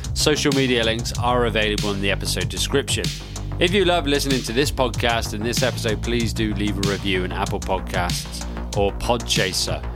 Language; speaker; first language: English; native; English